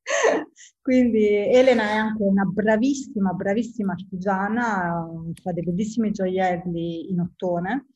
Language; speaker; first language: Italian; native; Italian